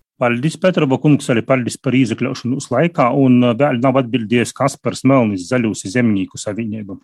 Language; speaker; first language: Latvian; native; Latvian